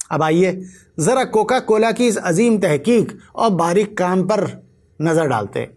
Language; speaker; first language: Urdu; native; Urdu